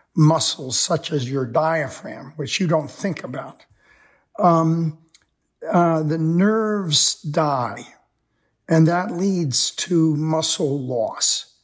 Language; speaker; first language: English; native; English